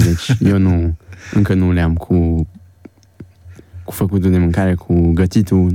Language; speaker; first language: Romanian; early bilingual, heritage; Romanian